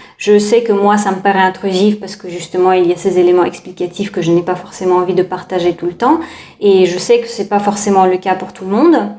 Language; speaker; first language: French; non-native, fluent; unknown